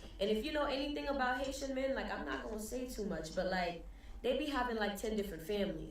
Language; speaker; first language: English; early bilingual, other home language; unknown